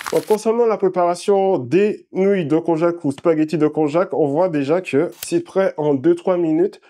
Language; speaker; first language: French; native; French